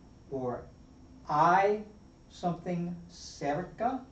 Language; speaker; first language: Spanish; non-native, fluent; English